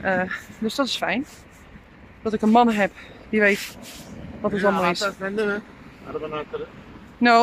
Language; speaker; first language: Dutch; native; Dutch